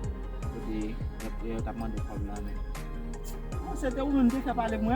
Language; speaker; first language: Portuguese; non-native, learner; Haitian Creole